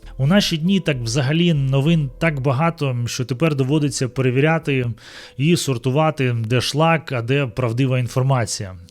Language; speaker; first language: Ukrainian; non-native, local second language; Russian